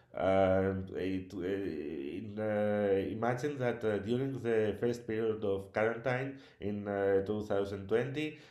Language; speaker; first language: English; non-native, learner; Greek